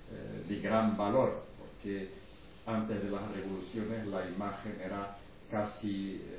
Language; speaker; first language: Spanish; non-native, fluent; Arabic